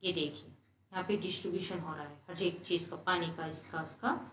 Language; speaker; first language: Hindi; non-native, local second language; Telugu